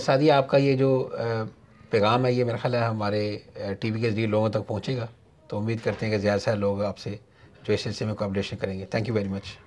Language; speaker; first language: Urdu; native; Urdu